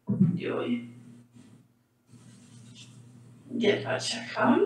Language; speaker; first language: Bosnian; early bilingual, heritage; English